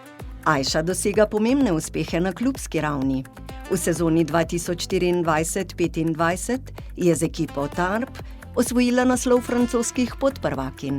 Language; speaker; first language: Slovenian; native; Slovenian